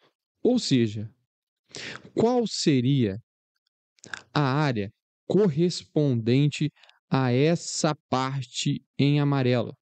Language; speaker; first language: Portuguese; native; Portuguese